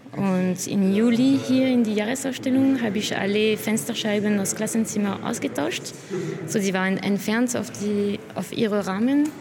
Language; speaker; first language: German; non-native, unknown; French